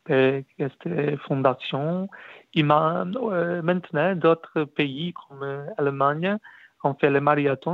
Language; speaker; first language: French; non-native, learner; Portuguese